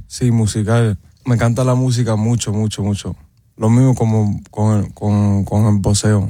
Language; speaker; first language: Spanish; early bilingual, heritage; Spanish